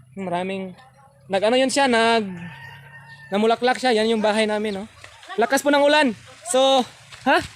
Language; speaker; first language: Filipino; non-native, local second language; Cebuano